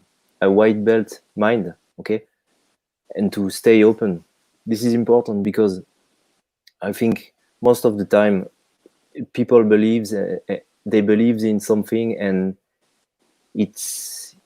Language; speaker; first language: English; non-native, fluent; French